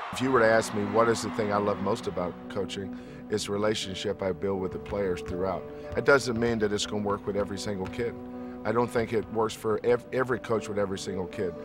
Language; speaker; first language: English; native; English